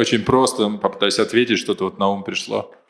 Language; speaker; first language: Russian; native; Russian